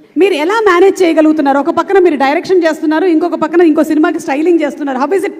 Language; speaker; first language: Telugu; native; Telugu